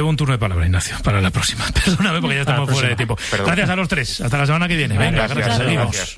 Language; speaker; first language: Spanish; native; Spanish